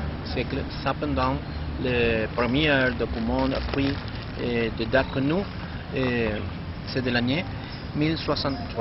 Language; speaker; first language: French; non-native, learner; Spanish